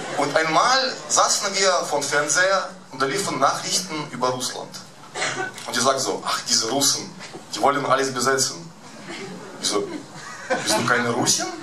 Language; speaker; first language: German; early bilingual, other home language; Russian